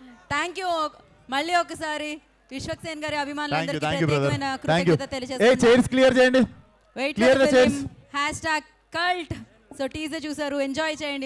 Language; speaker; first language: Telugu; native; Telugu